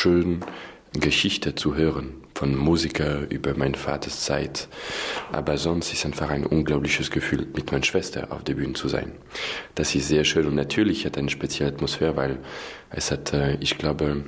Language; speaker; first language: German; non-native, fluent; French